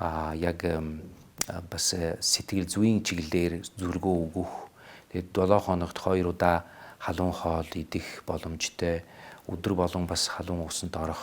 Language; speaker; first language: Mongolian; non-native, fluent; Italian